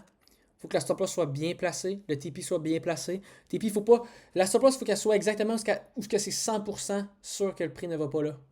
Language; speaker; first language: French; native; French